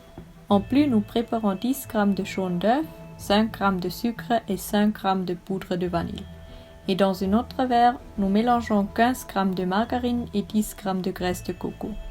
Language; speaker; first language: French; non-native, learner; Swiss German